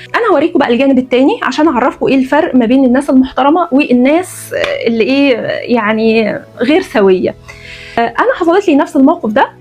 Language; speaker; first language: Egyptian Arabic; early bilingual, heritage; Arabic